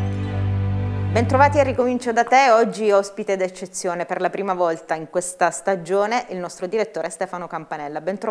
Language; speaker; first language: Italian; native; Italian